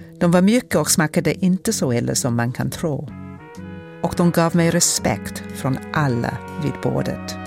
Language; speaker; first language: Swedish; non-native, fluent; English